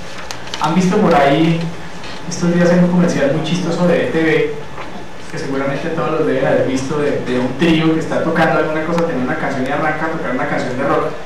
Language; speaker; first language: Spanish; native; Spanish